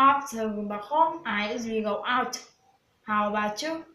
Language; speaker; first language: English; non-native, learner; Vietnamese